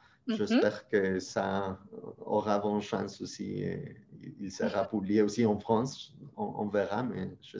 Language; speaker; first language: French; non-native, fluent; Spanish